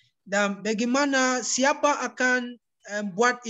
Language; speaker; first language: Indonesian; non-native, learner; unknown